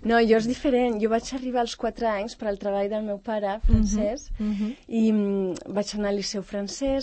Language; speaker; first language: Catalan; non-native, local second language; French